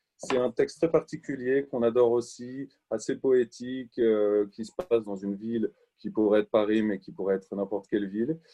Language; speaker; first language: French; native; French